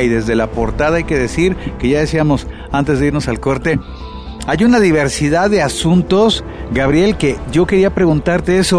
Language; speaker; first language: Spanish; native; Spanish